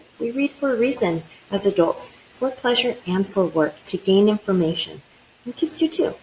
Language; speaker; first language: English; native; English